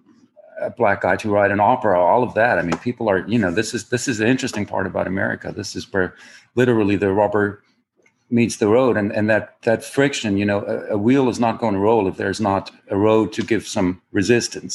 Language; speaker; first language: English; non-native, fluent; German